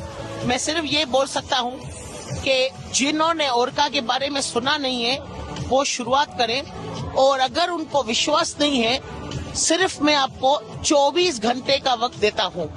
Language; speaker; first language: Hindi; native; Hindi